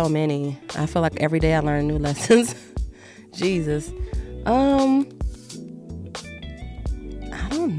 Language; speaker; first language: English; native; English